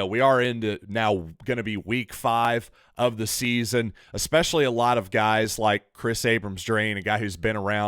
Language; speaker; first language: English; native; English